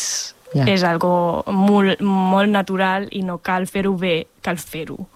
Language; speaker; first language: Catalan; non-native, fluent; German